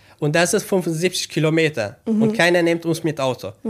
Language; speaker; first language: German; non-native, learner; Kurdish